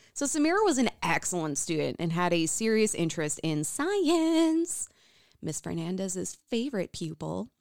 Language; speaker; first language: English; native; English